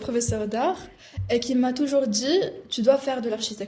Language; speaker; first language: French; non-native, local second language; Arabic